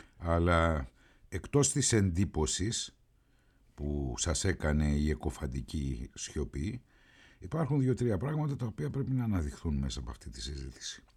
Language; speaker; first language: Greek; native; Greek